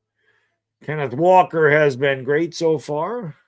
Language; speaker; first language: English; native; English